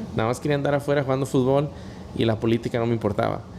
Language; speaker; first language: Spanish; early bilingual, other home language; English